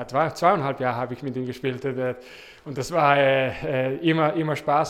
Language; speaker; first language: German; non-native, fluent; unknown